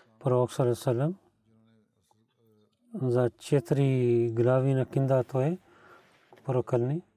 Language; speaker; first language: Bulgarian; non-native, learner; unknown